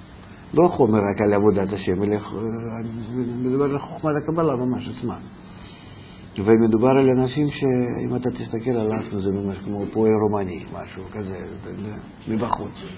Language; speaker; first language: Hebrew; non-native, fluent; Russian